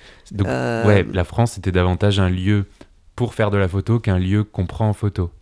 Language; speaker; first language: French; native; French